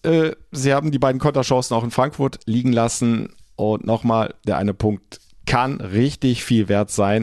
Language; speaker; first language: German; native; German